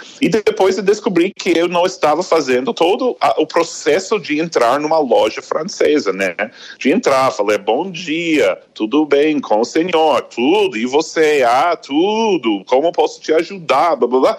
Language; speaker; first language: Portuguese; non-native, fluent; English